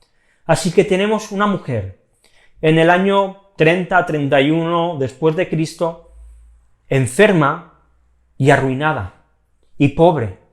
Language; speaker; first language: Spanish; native; Spanish